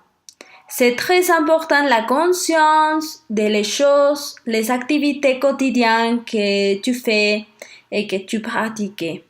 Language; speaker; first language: French; non-native, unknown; Spanish